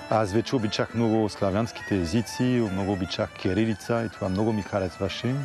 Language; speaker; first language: Bulgarian; non-native, fluent; French